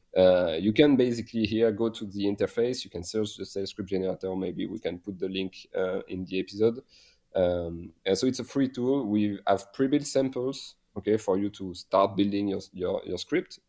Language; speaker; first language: English; non-native, fluent; French